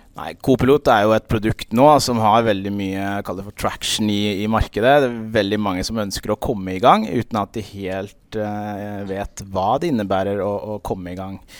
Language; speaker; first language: Norwegian; early bilingual, other home language; Punjabi